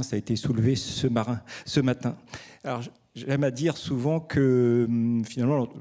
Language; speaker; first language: French; native; French